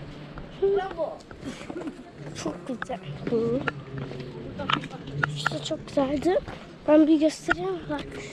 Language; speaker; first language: Turkish; early bilingual, heritage; Turkish